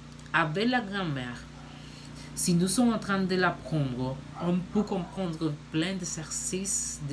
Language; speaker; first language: French; non-native, learner; Spanish